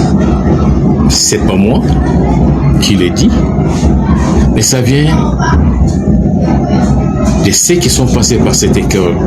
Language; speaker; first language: French; non-native, local second language; Luba-Lulua